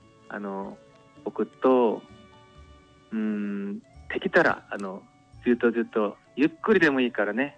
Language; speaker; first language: Japanese; non-native, fluent; Korean